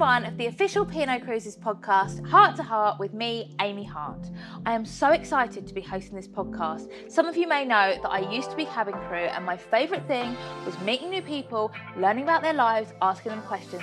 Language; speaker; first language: English; native; English